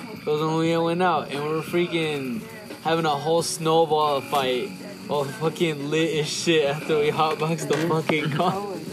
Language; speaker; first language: English; early bilingual, other home language; Spanish